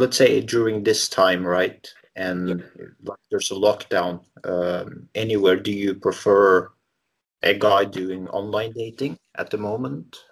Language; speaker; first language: English; non-native, fluent; Norwegian